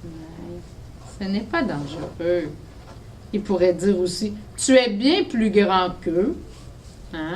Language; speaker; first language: French; native; French